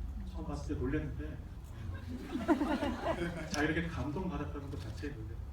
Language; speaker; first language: Korean; native; Korean